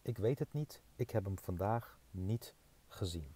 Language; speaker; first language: Dutch; non-native, fluent; Turkish